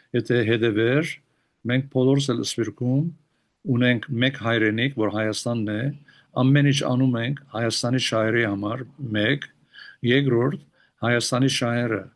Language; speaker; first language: Armenian; early bilingual, heritage; Armenian